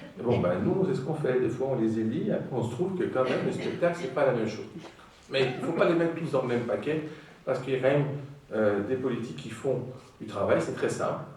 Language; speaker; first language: French; non-native, fluent; Greek